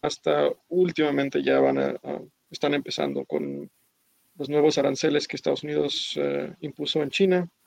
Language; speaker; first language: Spanish; early bilingual, heritage; English